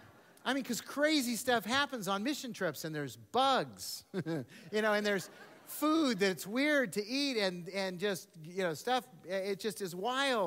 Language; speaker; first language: English; native; English